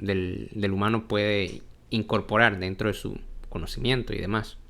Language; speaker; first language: Spanish; native; Spanish